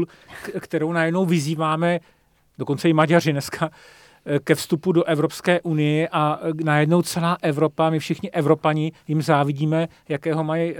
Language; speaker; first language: Czech; native; Czech